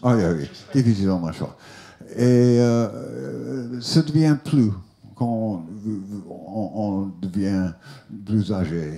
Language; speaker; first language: French; non-native, learner; English